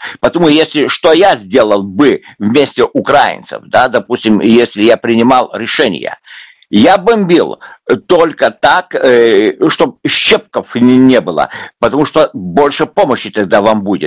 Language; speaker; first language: Russian; non-native, local second language; Lithuanian